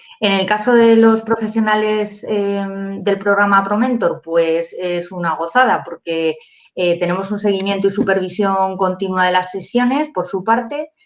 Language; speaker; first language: Spanish; native; Spanish